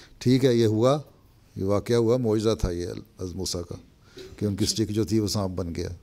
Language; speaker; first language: Urdu; native; Urdu